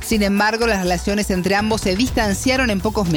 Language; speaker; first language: Spanish; native; Spanish